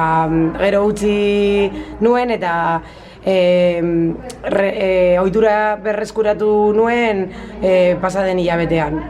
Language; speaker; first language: Basque; non-native, local second language; Spanish